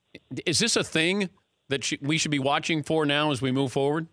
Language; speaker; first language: English; native; English